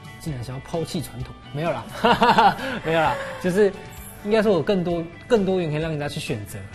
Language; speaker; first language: Chinese; native; Chinese